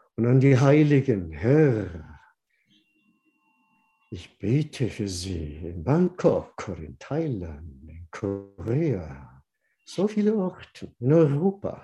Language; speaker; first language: German; non-native, fluent; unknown